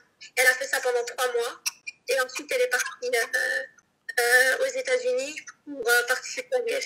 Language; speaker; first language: French; native; French